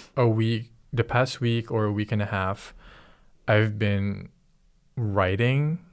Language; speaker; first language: English; early bilingual, other home language; Filipino